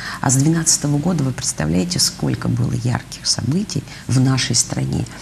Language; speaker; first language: Russian; native; Russian